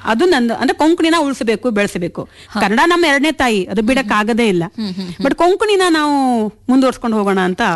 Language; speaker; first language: Kannada; non-native, local second language; Konkani